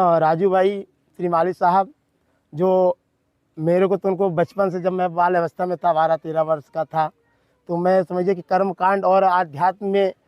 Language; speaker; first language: Hindi; non-native, local second language; Gujarati